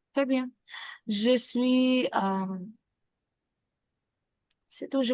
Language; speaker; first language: French; non-native, fluent; Hindi